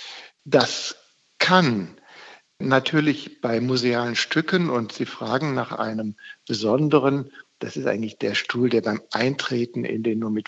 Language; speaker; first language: German; native; German